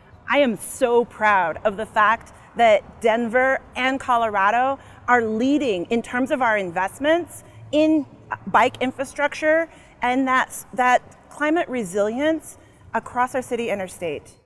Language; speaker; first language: English; early bilingual, other home language; Spanish